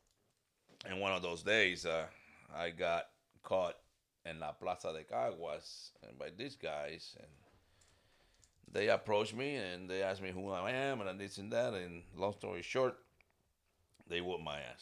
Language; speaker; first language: English; non-native, fluent; Spanish